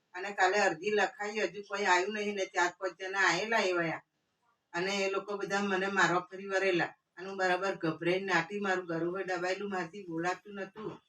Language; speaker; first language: Gujarati; native; Gujarati